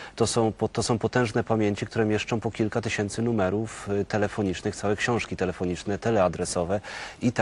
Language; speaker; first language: Polish; native; Polish